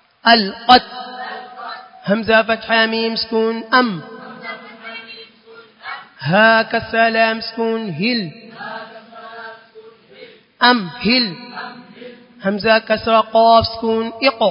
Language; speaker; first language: Arabic; non-native, learner; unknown